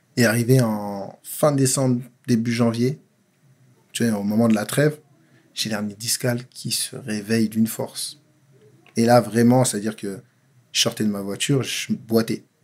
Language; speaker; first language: French; native; French